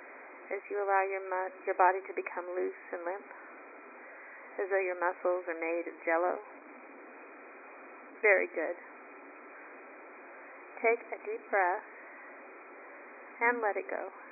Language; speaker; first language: English; native; English